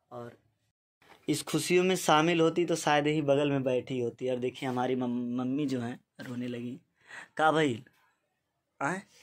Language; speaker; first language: Hindi; native; Hindi